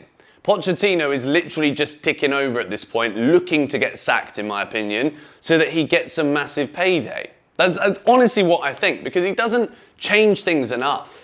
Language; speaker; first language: English; native; English